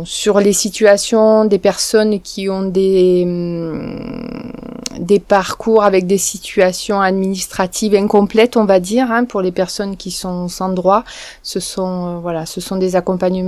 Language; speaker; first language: French; native; French